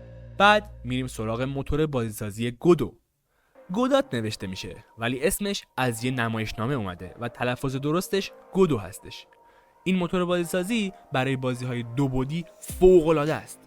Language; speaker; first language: Persian; native; Persian